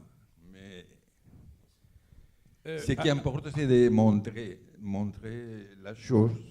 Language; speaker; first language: French; non-native, fluent; Spanish